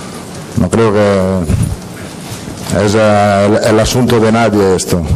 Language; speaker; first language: Spanish; non-native, fluent; Italian